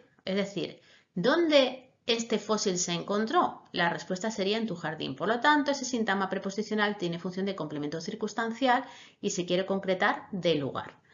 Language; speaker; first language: Spanish; native; Spanish